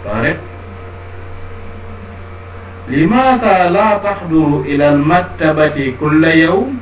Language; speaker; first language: Arabic; non-native, fluent; Wolof